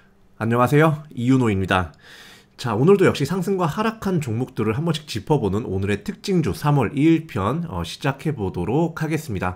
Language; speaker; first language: Korean; native; Korean